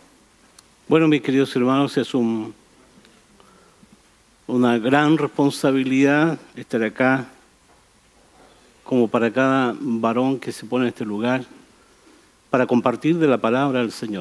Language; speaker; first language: Spanish; native; Spanish